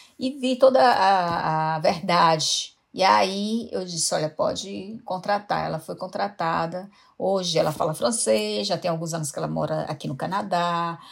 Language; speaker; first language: Portuguese; native; Portuguese